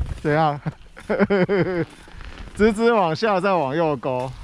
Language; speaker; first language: Chinese; native; Chinese